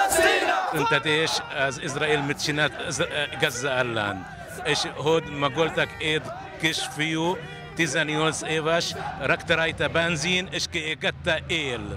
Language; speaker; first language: Hungarian; non-native, learner; Arabic